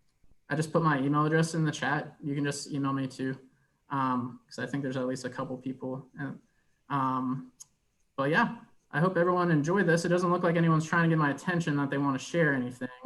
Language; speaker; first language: English; native; English